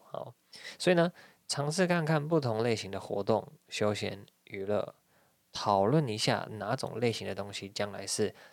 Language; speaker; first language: Chinese; native; Chinese